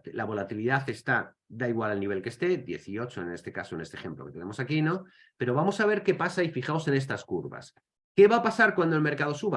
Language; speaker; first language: Spanish; native; Spanish